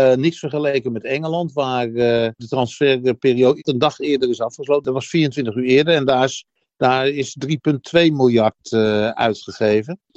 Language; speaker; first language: Dutch; native; Dutch